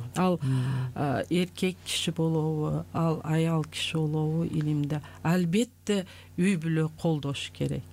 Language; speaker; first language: Kyrgyz; non-native, local second language; Uzbek